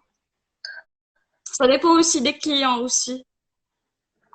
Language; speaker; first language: French; non-native, local second language; Arabic